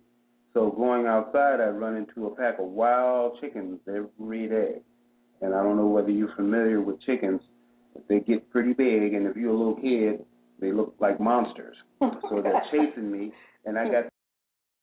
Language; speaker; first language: English; native; English